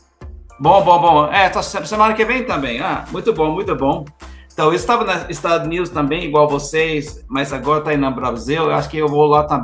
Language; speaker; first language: Portuguese; non-native, learner; English